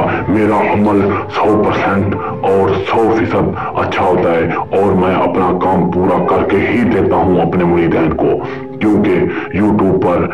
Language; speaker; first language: Urdu; native; Urdu